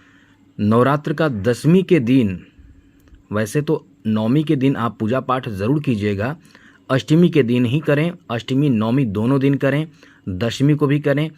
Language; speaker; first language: Hindi; native; Hindi